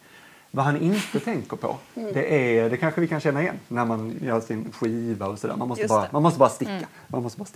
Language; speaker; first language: Swedish; native; Swedish